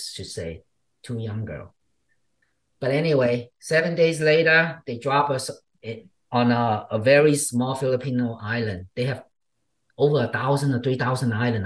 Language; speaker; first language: English; non-native, fluent; Vietnamese